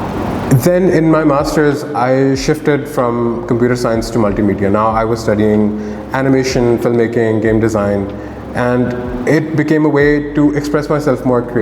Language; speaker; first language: English; non-native, local second language; Urdu